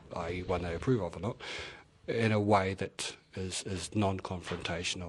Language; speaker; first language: English; native; English